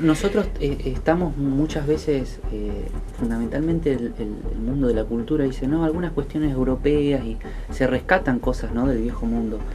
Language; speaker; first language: Spanish; native; Spanish